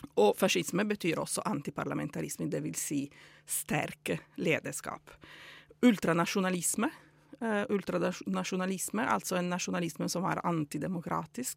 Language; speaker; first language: Norwegian; non-native, fluent; Italian